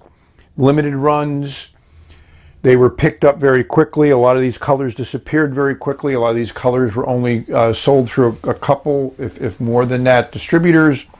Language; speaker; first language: English; native; English